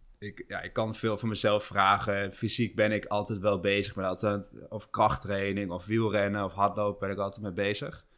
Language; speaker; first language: Dutch; native; Dutch